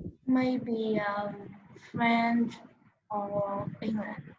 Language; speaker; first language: English; non-native, learner; Vietnamese